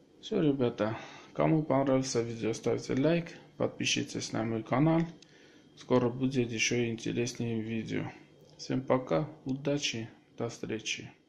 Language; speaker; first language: Russian; non-native, local second language; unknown